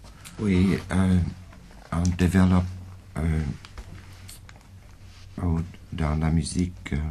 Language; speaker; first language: French; non-native, fluent; English